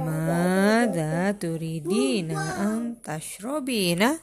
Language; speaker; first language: Arabic; non-native, learner; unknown